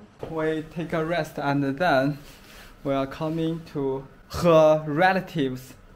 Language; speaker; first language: English; non-native, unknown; Chinese